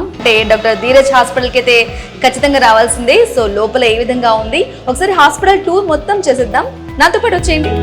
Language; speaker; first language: Telugu; native; Telugu